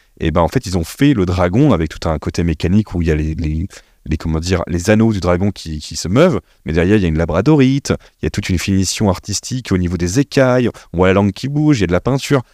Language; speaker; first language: French; native; French